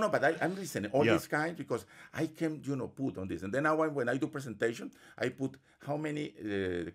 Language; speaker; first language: English; non-native, fluent; Spanish